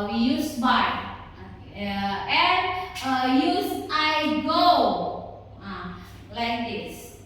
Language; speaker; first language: English; non-native, learner; Indonesian